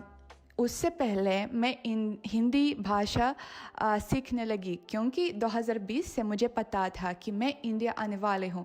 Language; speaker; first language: Hindi; non-native, fluent; Russian